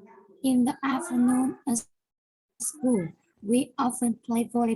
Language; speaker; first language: English; non-native, learner; Vietnamese